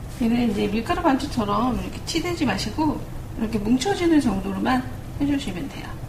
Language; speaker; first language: Korean; native; Korean